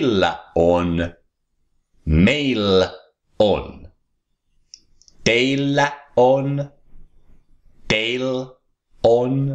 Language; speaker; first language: Finnish; non-native, fluent; English